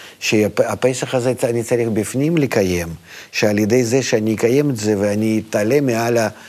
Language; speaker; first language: Hebrew; non-native, fluent; Russian